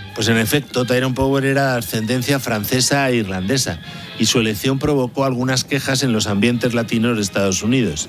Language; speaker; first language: Spanish; native; Spanish